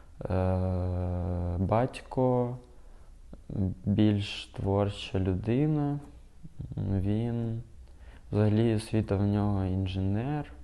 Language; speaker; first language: Ukrainian; non-native, local second language; Russian